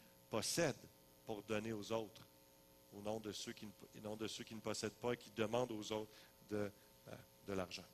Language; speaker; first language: French; native; French